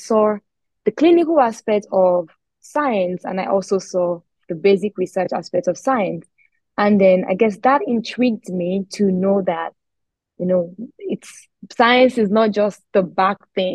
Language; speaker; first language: English; non-native, local second language; Yoruba